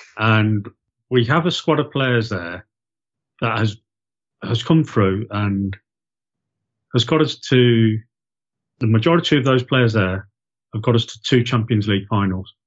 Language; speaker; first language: English; native; English